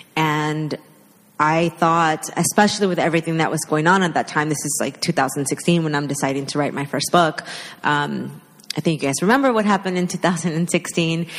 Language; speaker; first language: English; early bilingual, other home language; Spanish